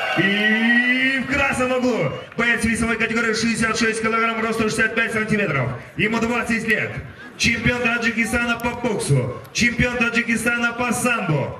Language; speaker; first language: Russian; non-native, local second language; Kyrgyz